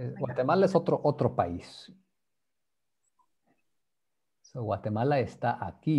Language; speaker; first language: Spanish; non-native, fluent; English